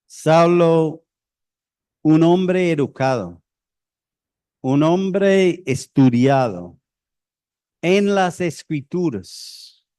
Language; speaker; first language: Spanish; non-native, fluent; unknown